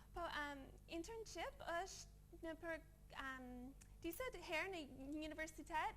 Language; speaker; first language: Albanian; non-native, learner; English